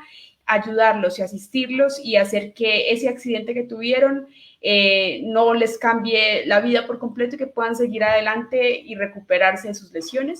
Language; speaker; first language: Spanish; native; Spanish